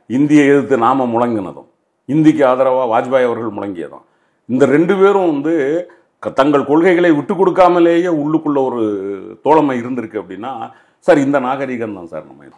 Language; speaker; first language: Tamil; native; Tamil